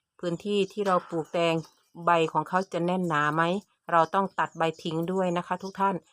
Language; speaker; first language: Thai; native; Thai